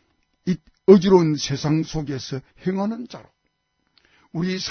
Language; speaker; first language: Korean; native; Korean